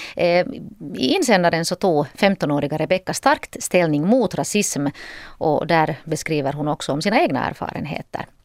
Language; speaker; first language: Swedish; native; Swedish